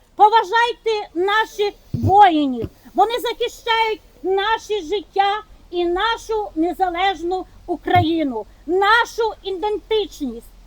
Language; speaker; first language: Ukrainian; native; Ukrainian